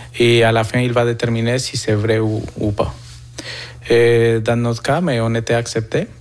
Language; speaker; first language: French; non-native, fluent; Spanish